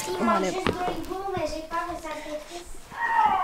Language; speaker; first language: French; native; French